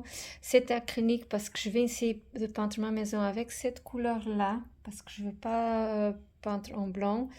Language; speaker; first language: French; non-native, fluent; Portuguese